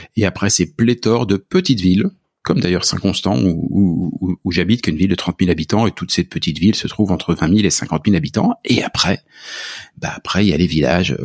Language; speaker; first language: French; native; French